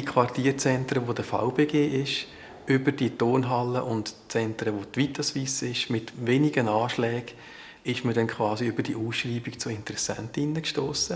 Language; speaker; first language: German; native; German